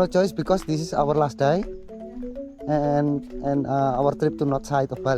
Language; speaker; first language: English; non-native, learner; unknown